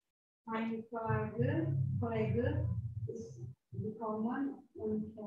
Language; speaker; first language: German; non-native, learner; Indonesian